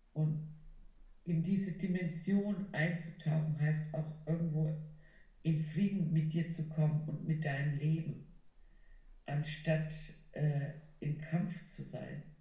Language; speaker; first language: German; non-native, fluent; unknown